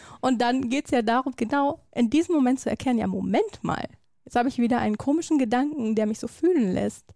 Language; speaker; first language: German; early bilingual, other home language; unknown